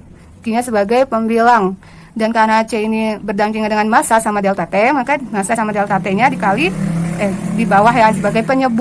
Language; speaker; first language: Indonesian; native; Indonesian